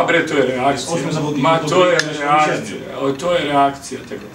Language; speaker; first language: Polish; non-native, learner; Serbian